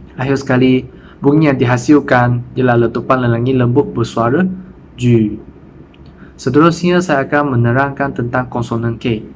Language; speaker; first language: Malay; non-native, local second language; Chinese